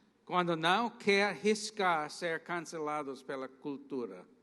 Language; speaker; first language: Portuguese; non-native, fluent; English